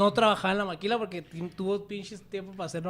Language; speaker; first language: Spanish; native; Spanish